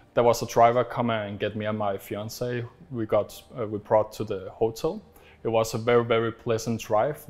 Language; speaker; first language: English; non-native, fluent; Danish